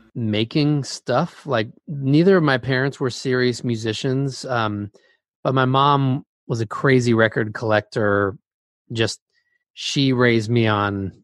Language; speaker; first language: English; native; English